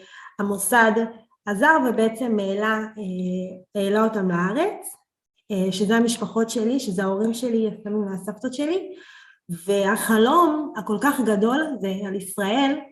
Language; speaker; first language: Hebrew; early bilingual, other home language; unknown